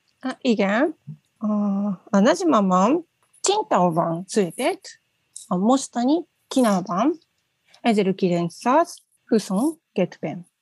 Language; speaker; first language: Hungarian; non-native, learner; Japanese